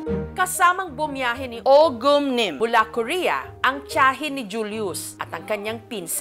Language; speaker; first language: Filipino; native; Filipino